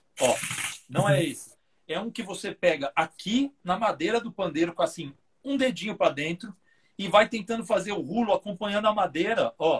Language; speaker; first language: Portuguese; native; Portuguese